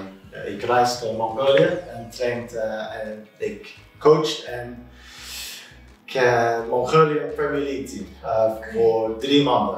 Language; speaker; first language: Dutch; non-native, learner; English